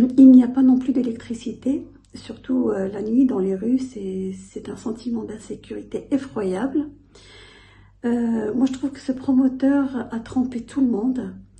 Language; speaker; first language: French; non-native, local second language; Arabic